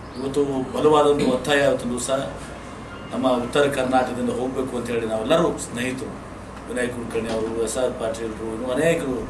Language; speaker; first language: Kannada; native; Kannada